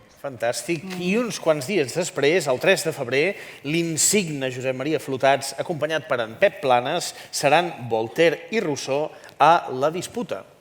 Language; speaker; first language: Catalan; native; Catalan